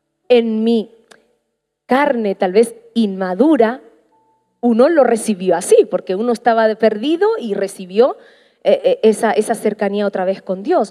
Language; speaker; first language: Spanish; native; Spanish